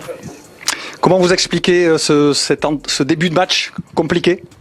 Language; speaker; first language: French; native; French